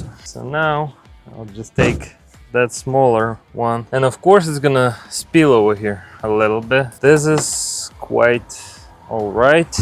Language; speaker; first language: English; non-native, fluent; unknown